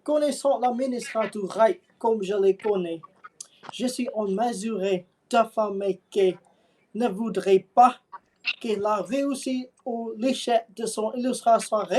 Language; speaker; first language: French; non-native, learner; English